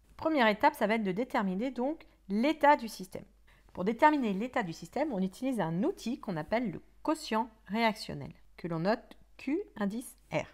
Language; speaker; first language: French; native; French